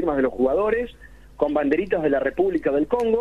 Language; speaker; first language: Spanish; native; Spanish